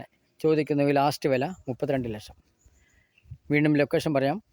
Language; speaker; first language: Malayalam; native; Malayalam